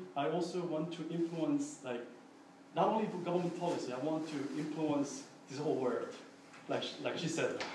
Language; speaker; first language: English; non-native, fluent; Korean